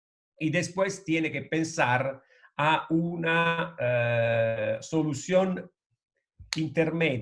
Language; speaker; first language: Spanish; non-native, fluent; Italian